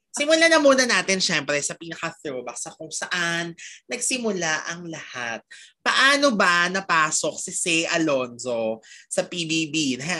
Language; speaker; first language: Filipino; native; Filipino